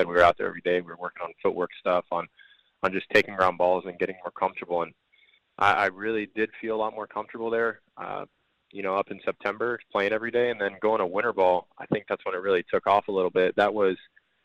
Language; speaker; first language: English; early bilingual, other home language; Spanish